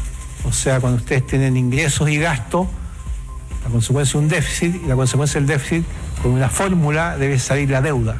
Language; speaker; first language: Spanish; native; Spanish